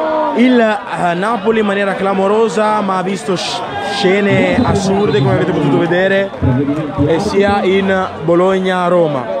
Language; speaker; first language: Italian; early bilingual, other home language; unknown